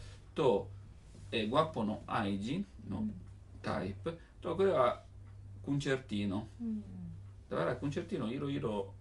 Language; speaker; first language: Japanese; non-native, learner; Italian